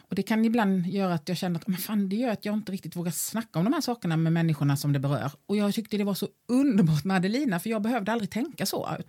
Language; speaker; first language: Swedish; native; Swedish